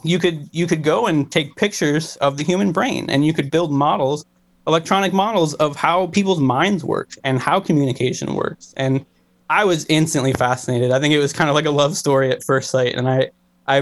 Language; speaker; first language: English; native; English